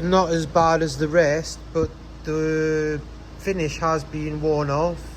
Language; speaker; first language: English; native; English